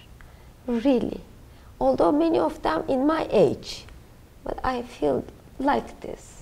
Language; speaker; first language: English; non-native, learner; Turkish